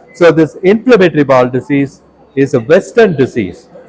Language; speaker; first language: English; non-native, local second language; Tamil